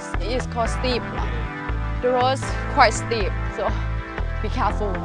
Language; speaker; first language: English; non-native, learner; Thai